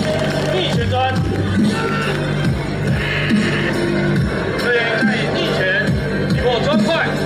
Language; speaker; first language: Chinese; native; Chinese